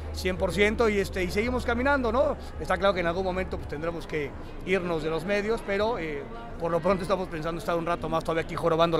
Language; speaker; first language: Spanish; native; Spanish